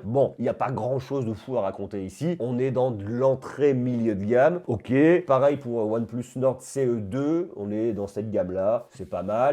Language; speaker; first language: French; native; French